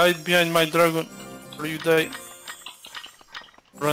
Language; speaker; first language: English; non-native, learner; Turkish